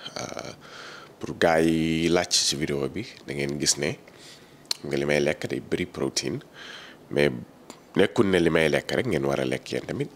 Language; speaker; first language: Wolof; early bilingual, heritage; Wolof